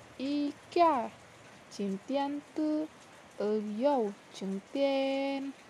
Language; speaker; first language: Chinese; non-native, learner; Indonesian